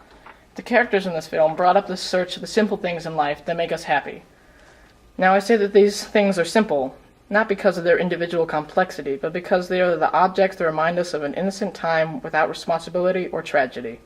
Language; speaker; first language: English; native; English